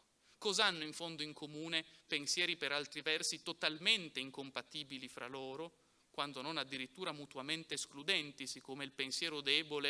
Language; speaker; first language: Italian; native; Italian